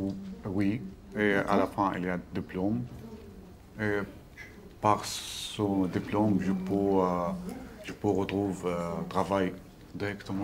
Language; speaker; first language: French; non-native, learner; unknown